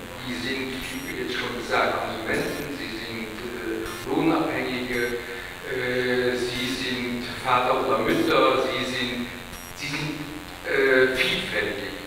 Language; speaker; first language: German; non-native, local second language; Luxembourgish